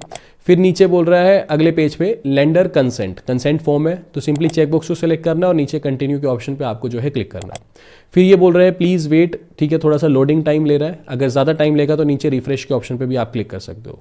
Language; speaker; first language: Hindi; native; Hindi